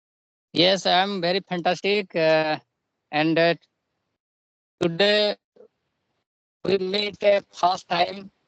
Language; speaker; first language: English; non-native, learner; Santali